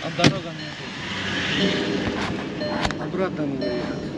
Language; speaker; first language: Russian; non-native, learner; Georgian